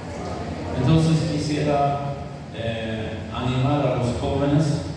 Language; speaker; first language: Spanish; non-native, fluent; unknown